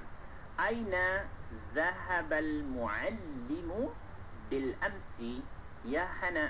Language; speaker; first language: Arabic; non-native, fluent; Malay